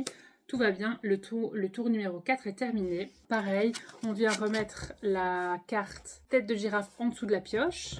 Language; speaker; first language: French; native; French